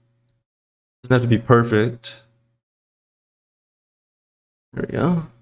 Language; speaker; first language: English; native; English